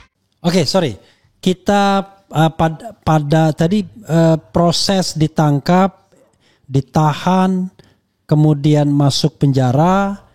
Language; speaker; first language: Indonesian; native; Indonesian